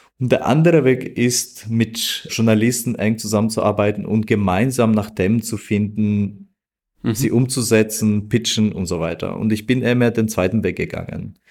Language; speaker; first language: German; non-native, fluent; Albanian